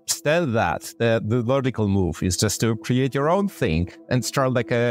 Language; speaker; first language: English; non-native, fluent; Polish